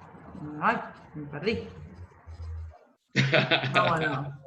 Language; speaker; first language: Spanish; native; Spanish